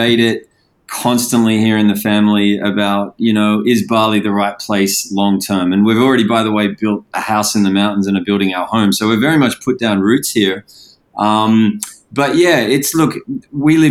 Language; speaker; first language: English; native; English